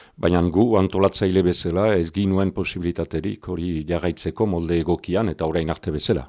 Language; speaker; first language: Basque; native; Basque